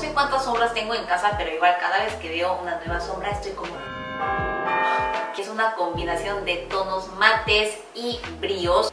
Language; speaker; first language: Spanish; non-native, fluent; Korean